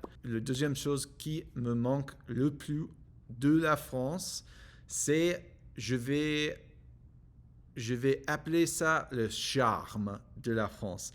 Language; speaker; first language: French; non-native, learner; English